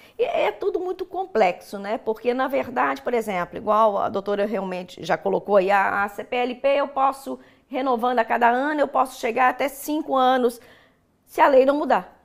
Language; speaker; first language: Portuguese; native; Portuguese